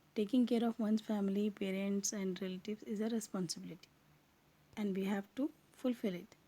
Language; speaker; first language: English; non-native, local second language; Urdu